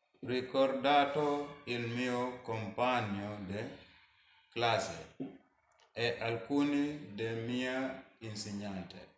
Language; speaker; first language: Italian; non-native, learner; Mandingo